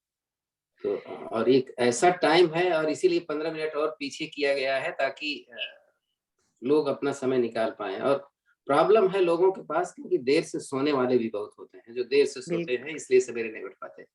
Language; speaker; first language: Hindi; native; Hindi